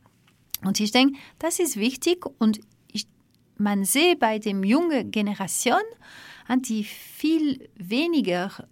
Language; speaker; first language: German; non-native, fluent; Dutch